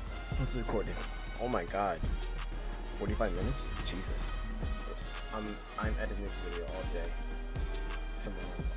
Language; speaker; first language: English; native; English